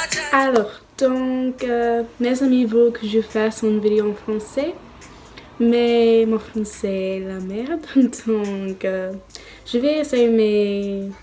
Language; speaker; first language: French; non-native, learner; English